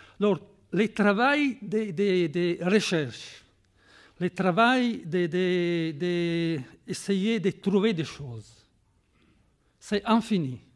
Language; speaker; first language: French; non-native, fluent; Italian